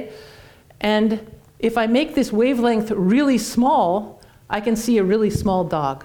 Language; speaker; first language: English; native; English